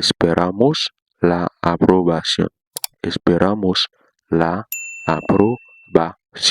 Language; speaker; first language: Spanish; non-native, learner; Haitian Creole